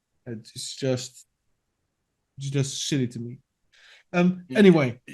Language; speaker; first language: English; non-native, fluent; Dutch